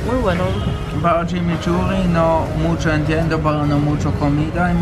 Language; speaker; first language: Spanish; non-native, learner; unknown